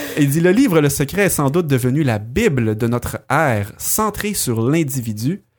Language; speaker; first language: French; native; French